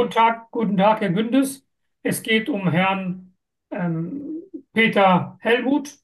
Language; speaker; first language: German; non-native, fluent; Turkish